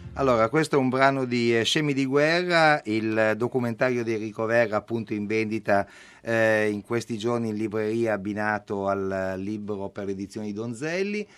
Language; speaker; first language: Italian; native; Italian